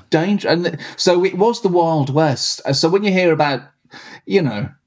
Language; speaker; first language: English; native; English